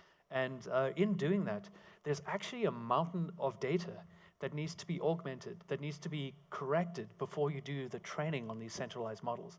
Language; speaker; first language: English; native; English